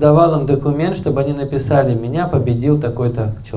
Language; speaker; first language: Russian; native; Russian